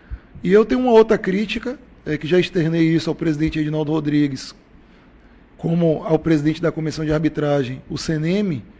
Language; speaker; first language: Portuguese; native; Portuguese